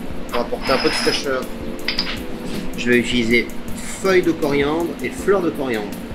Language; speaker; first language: French; native; French